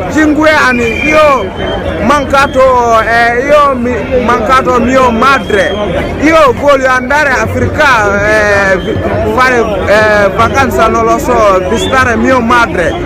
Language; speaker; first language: Italian; non-native, learner; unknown